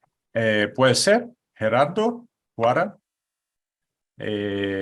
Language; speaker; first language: Spanish; non-native, fluent; Portuguese